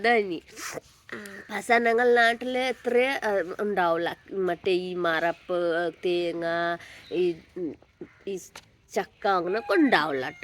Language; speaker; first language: Malayalam; non-native, learner; Hindi